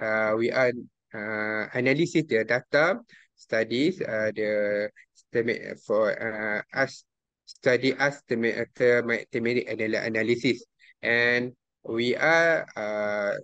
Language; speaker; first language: English; non-native, local second language; Malay